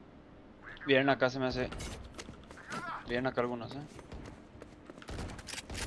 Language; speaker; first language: Spanish; native; Spanish